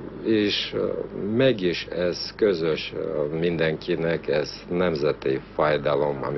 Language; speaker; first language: Hungarian; non-native, fluent; Armenian